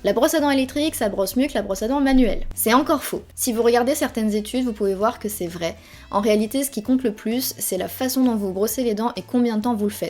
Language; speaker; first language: French; native; French